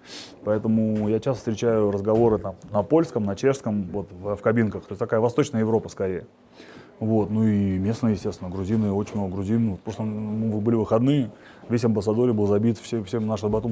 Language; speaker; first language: Russian; native; Russian